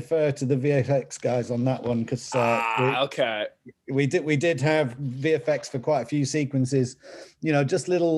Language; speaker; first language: English; native; English